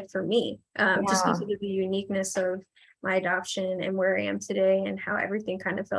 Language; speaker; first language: English; native; English